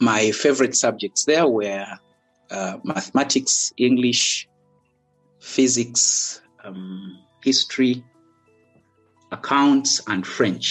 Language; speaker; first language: English; non-native, local second language; Ganda